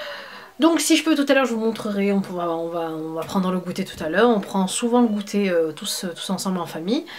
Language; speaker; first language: French; native; French